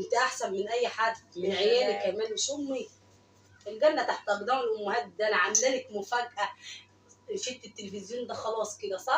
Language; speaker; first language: Arabic; native; Arabic